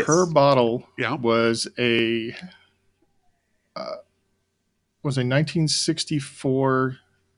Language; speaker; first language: English; native; English